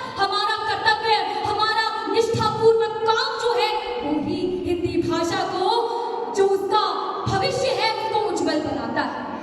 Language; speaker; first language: Hindi; native; Hindi